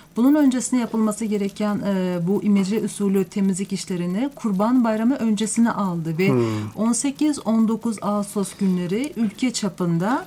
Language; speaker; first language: Turkish; non-native, fluent; Uzbek